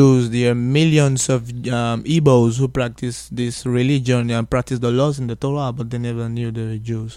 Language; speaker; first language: English; non-native, local second language; Igbo